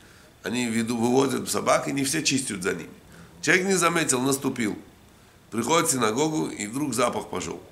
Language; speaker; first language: Russian; native; Russian